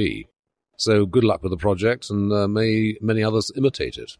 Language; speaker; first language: English; native; English